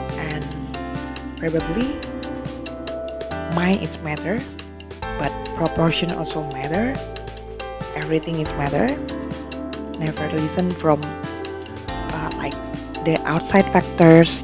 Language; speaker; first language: English; non-native, learner; Indonesian